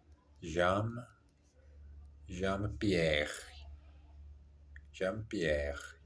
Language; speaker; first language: French; non-native, learner; Portuguese